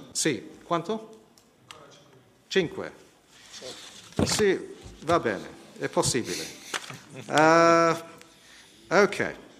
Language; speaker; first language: Italian; non-native, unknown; English